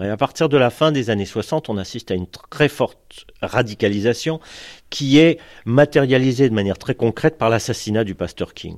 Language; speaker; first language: French; native; French